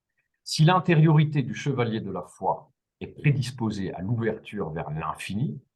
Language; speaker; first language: French; native; French